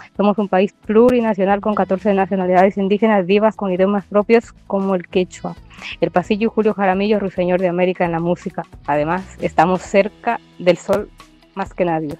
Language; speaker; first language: Spanish; native; Spanish